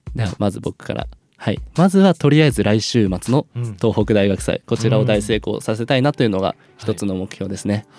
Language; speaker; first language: Japanese; native; Japanese